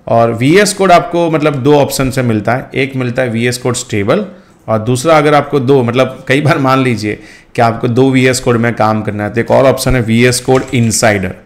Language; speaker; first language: Hindi; non-native, local second language; Gujarati